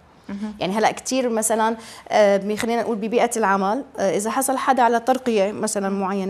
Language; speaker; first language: Arabic; native; Arabic